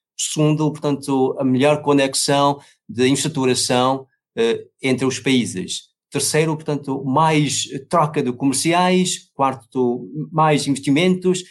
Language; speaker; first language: Portuguese; non-native, fluent; Chinese